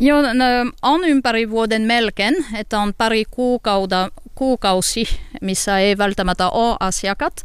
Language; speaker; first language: Finnish; non-native, learner; French